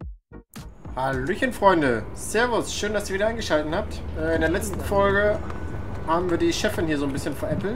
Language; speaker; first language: German; native; German